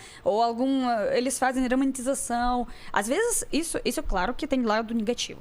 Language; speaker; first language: Portuguese; non-native, fluent; Russian